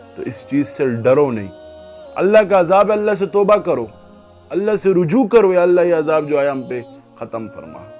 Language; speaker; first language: Urdu; non-native, local second language; Pashto